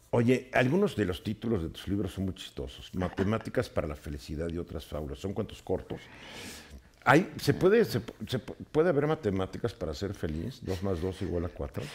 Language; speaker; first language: Spanish; native; Spanish